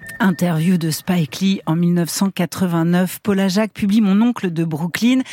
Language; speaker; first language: French; native; French